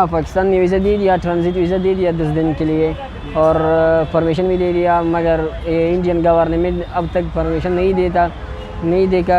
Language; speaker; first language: Hindi; non-native, learner; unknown